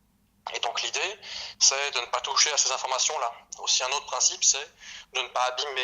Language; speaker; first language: French; native; French